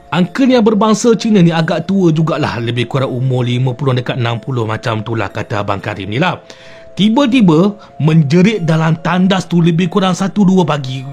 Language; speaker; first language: Malay; native; Malay